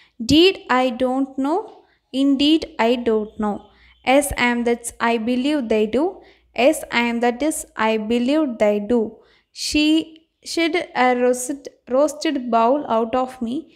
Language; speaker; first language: English; non-native, local second language; Tamil